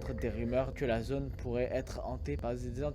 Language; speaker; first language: French; native; French